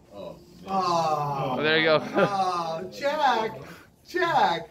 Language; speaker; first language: English; native; English